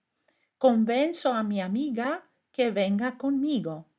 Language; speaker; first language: Spanish; non-native, fluent; English